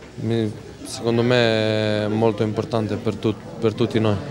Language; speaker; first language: Italian; non-native, fluent; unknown